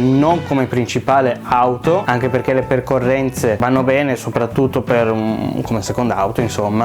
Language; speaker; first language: Italian; native; Italian